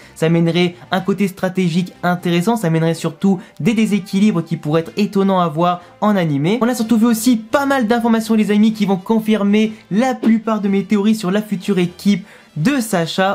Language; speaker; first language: French; native; French